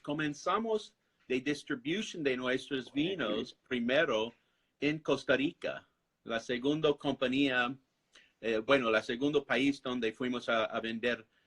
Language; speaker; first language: Spanish; non-native, fluent; English